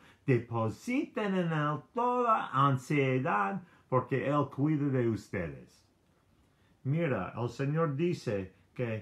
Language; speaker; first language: Spanish; non-native, learner; English